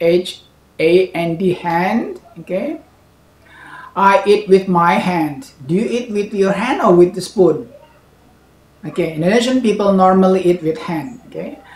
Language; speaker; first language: English; non-native, fluent; Indonesian